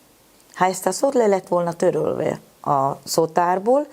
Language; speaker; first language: Hungarian; non-native, fluent; Spanish